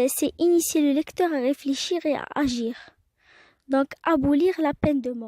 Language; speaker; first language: French; non-native, local second language; Arabic